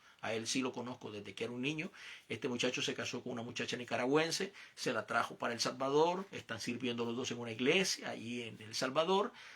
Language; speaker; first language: Spanish; native; Spanish